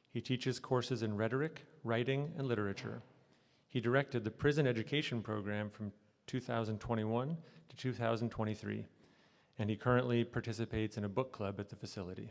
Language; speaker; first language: English; native; English